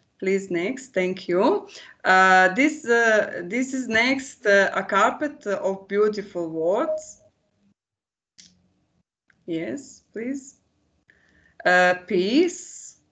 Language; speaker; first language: English; non-native, learner; Croatian